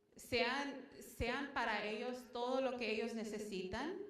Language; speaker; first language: Spanish; early bilingual, heritage; Spanish